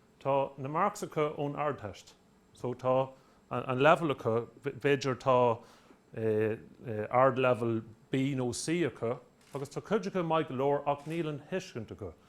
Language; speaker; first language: Irish; non-native, local second language; English